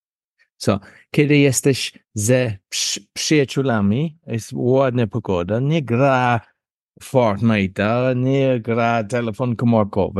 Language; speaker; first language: Polish; non-native, learner; English